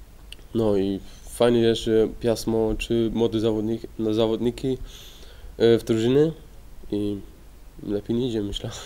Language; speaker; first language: Polish; early bilingual, heritage; Polish